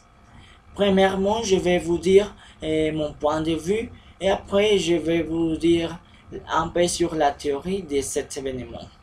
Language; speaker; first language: French; non-native, learner; Spanish